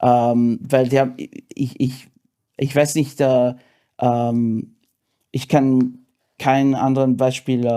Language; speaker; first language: German; non-native, fluent; English